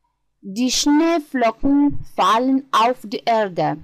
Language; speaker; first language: German; non-native, learner; Georgian